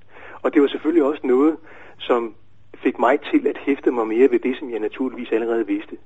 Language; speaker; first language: Danish; native; Danish